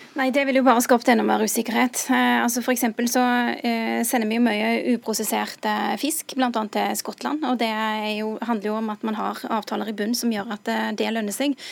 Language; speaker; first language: Norwegian; early bilingual, other home language; Urdu